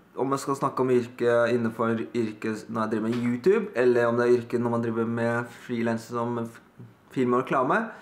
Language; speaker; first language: Norwegian; early bilingual, other home language; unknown